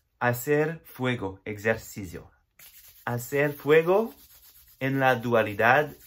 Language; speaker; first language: Spanish; non-native, learner; French